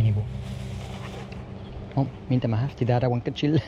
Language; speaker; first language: Indonesian; non-native, fluent; English